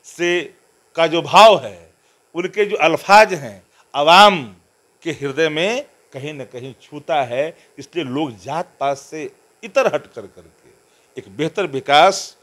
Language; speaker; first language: Hindi; native; Hindi